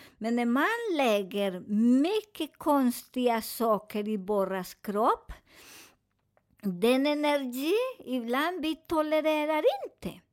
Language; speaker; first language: Swedish; non-native, learner; Spanish